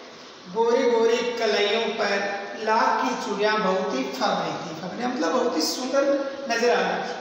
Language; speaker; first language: Hindi; native; Hindi